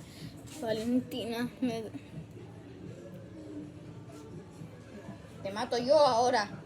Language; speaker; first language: Spanish; native; Spanish